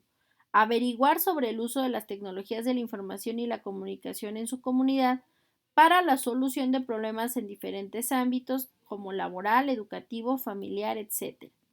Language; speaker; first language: Spanish; native; Spanish